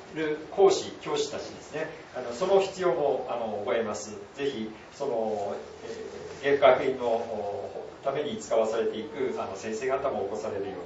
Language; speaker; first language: Japanese; native; Japanese